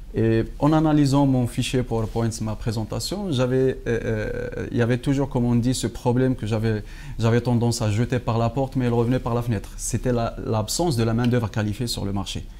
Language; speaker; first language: French; non-native, local second language; Arabic